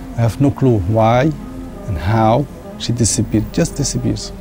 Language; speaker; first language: English; non-native, learner; Arabic